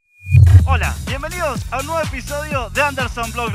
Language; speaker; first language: Spanish; native; Spanish